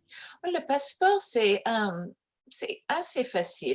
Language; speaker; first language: French; early bilingual, heritage; English